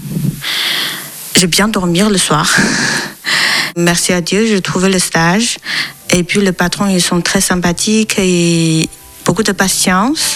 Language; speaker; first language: French; non-native, learner; Chinese